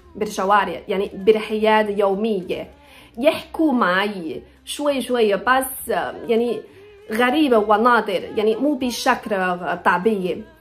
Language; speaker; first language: Arabic; non-native, fluent; Chinese